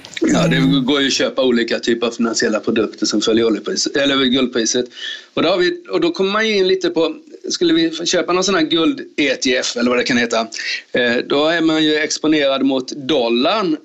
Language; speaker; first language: Swedish; native; Swedish